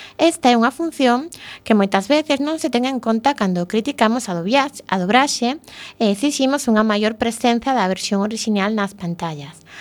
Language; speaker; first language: Galician; native; Galician